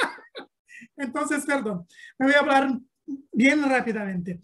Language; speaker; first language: Spanish; non-native, learner; Portuguese